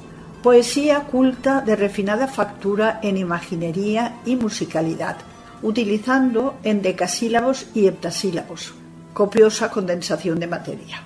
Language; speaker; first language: Spanish; native; Spanish